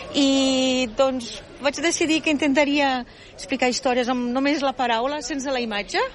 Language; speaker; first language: Catalan; non-native, fluent; German